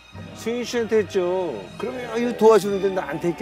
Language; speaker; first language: Korean; native; Korean